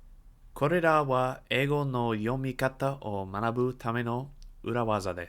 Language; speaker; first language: Japanese; non-native, learner; English